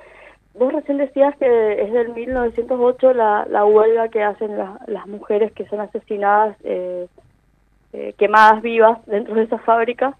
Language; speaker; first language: Spanish; native; Spanish